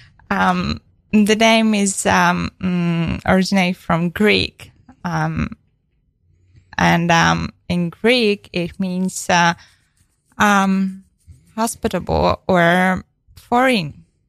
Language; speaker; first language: English; non-native, fluent; Ukrainian